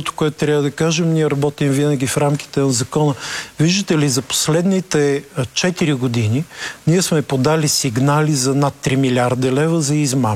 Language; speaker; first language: Bulgarian; native; Bulgarian